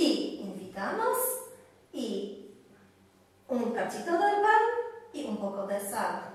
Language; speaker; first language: Spanish; non-native, fluent; Polish